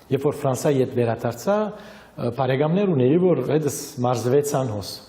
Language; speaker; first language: Armenian; early bilingual, heritage; Armenian